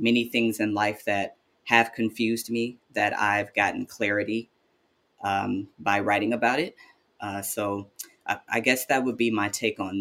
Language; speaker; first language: English; native; English